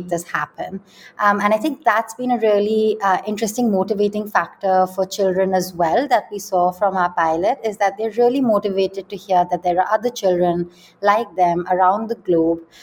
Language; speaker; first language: English; non-native, local second language; Hindi